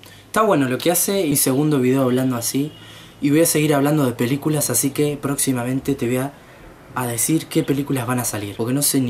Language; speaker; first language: Spanish; native; Spanish